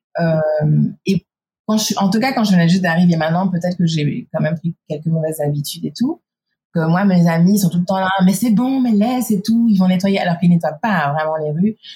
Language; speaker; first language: French; native; French